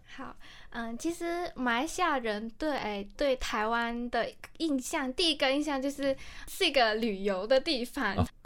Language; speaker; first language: Chinese; native; Chinese